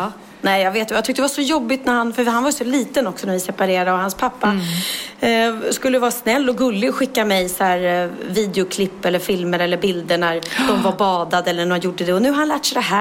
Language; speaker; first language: Swedish; native; Swedish